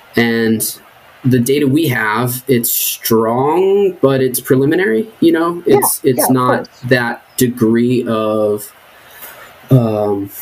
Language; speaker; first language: English; native; English